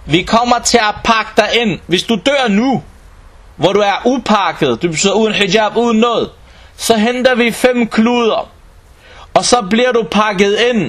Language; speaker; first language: Danish; non-native, local second language; Arabic